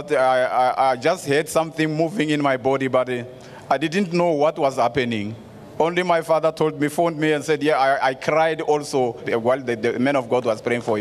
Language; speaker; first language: English; non-native, local second language; Tsonga